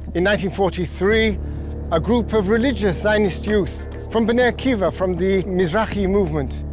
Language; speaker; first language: English; native; English